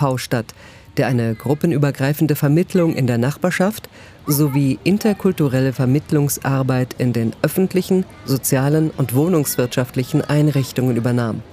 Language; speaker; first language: German; native; German